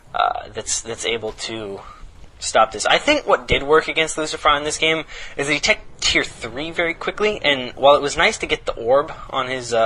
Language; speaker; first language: English; native; English